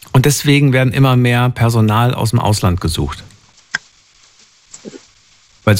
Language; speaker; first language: German; native; German